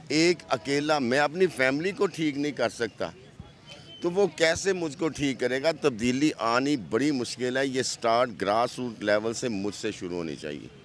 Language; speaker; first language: Urdu; non-native, local second language; Punjabi